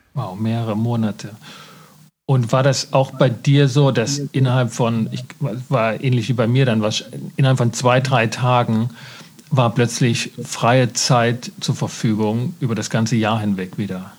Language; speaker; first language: German; native; German